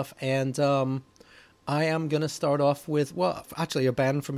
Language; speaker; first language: English; native; English